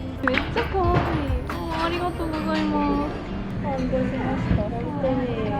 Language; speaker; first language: Japanese; non-native, learner; Korean